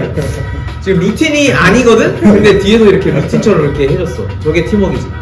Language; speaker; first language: Korean; native; Korean